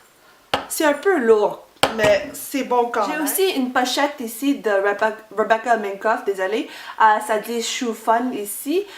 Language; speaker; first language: French; non-native, fluent; English